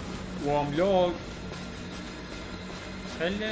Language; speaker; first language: Arabic; native; Arabic